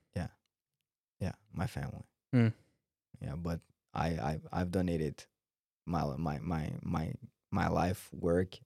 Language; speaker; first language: English; non-native, fluent; Portuguese